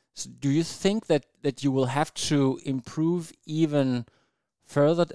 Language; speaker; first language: English; non-native, fluent; Danish